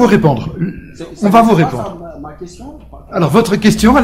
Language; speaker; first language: French; native; French